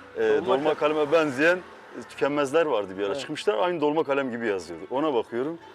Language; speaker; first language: Turkish; native; Turkish